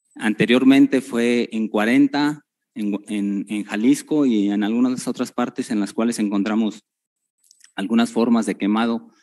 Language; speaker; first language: Spanish; native; Spanish